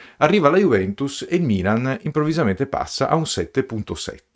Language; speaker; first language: Italian; native; Italian